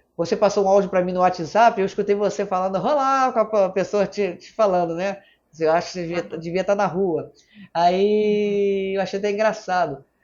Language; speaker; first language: Portuguese; native; Portuguese